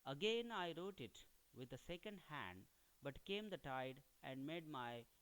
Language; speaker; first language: English; non-native, local second language; Marathi